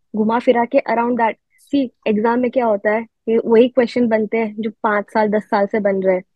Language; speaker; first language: Hindi; non-native, local second language; Gujarati